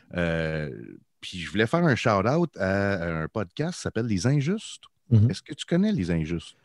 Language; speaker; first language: French; native; French